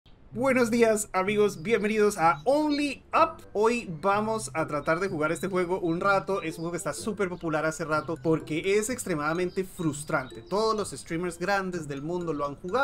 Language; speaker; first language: Spanish; native; Spanish